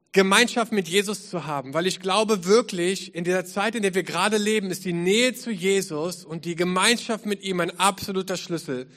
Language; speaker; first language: German; native; German